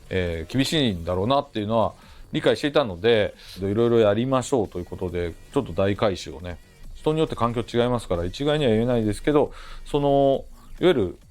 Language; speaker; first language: Japanese; native; Japanese